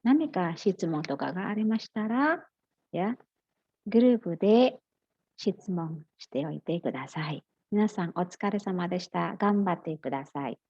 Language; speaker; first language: Japanese; non-native, fluent; Indonesian